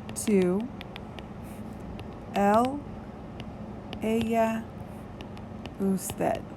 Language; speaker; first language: Spanish; non-native, fluent; English